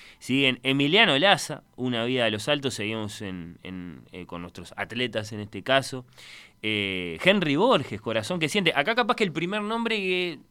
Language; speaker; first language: Spanish; native; Spanish